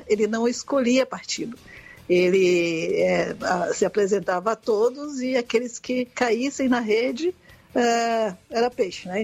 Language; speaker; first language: Portuguese; native; Portuguese